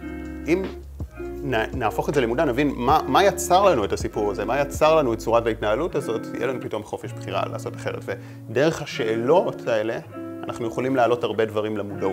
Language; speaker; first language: Hebrew; native; Hebrew